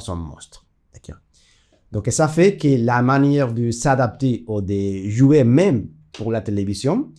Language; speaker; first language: French; non-native, fluent; Spanish